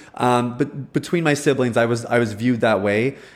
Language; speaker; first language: English; early bilingual, other home language; Hindi